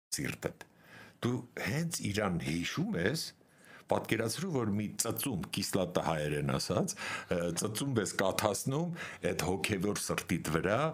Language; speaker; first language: Armenian; native; Armenian